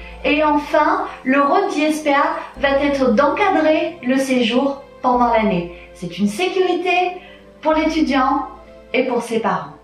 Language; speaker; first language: French; native; French